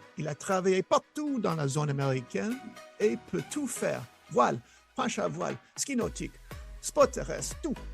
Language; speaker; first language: French; non-native, local second language; English